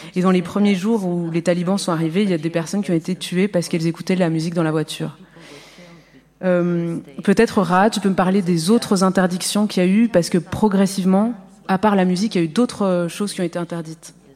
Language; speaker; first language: French; native; French